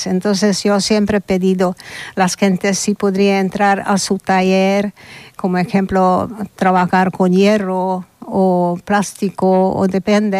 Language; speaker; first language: Spanish; non-native, learner; Hungarian